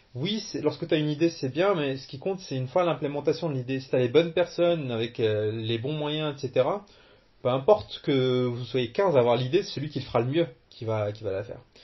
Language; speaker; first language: French; early bilingual, other home language; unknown